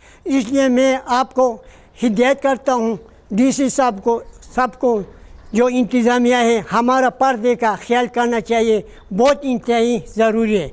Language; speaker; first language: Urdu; non-native, local second language; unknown